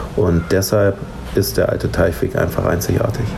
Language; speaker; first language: German; native; German